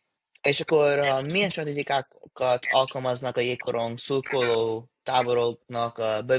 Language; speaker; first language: Hungarian; early bilingual, heritage; English